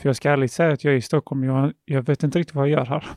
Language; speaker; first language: Swedish; early bilingual, other home language; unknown